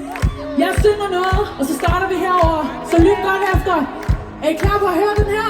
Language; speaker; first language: Danish; native; Danish